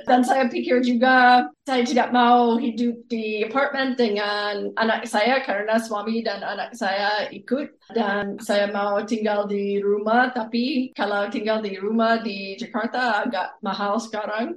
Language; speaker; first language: Indonesian; non-native, fluent; English